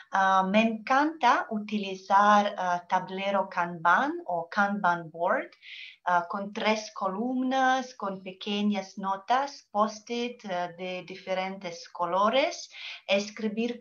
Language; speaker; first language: Spanish; non-native, learner; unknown